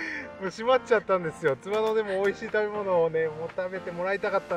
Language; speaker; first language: Japanese; native; Japanese